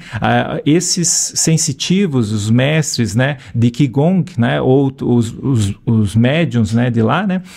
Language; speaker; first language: Portuguese; native; Portuguese